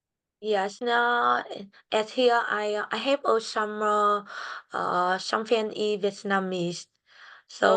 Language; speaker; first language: English; non-native, learner; Vietnamese